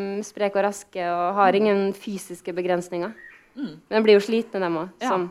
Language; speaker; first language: Norwegian; native; Norwegian